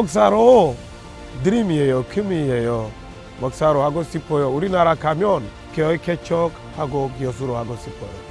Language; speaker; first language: Korean; non-native, learner; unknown